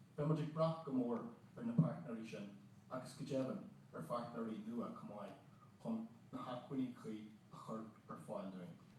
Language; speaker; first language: Irish; native; Irish